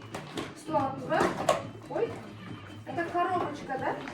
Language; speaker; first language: Russian; non-native, local second language; Kazakh